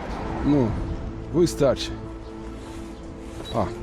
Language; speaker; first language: Ukrainian; non-native, learner; Lithuanian